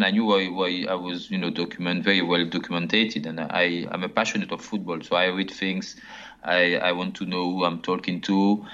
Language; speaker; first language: English; non-native, fluent; French